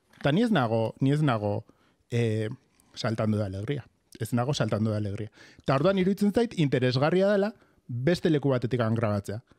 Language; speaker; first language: Basque; non-native, local second language; Spanish